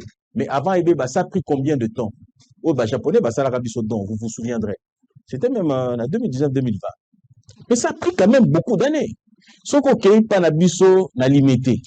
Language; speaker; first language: French; non-native, local second language; Lingala